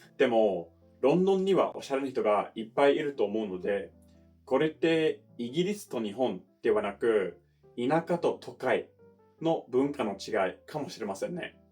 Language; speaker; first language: Japanese; non-native, fluent; English